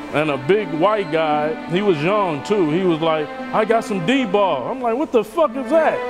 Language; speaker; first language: English; native; English